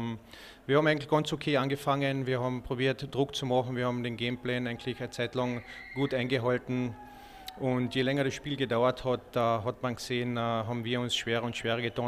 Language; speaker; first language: German; native; German